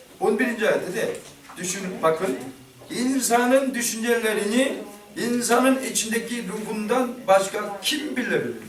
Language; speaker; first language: Turkish; non-native, learner; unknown